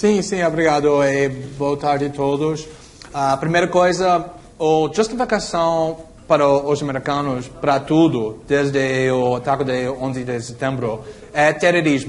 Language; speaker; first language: Portuguese; non-native, fluent; English